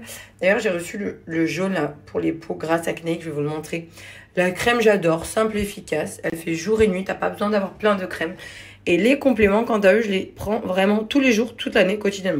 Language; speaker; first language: French; native; French